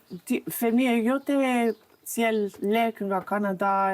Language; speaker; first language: Albanian; non-native, learner; English